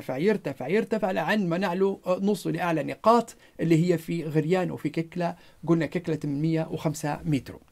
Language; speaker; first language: Arabic; non-native, local second language; Berber languages